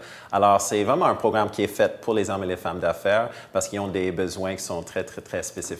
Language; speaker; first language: French; non-native, fluent; English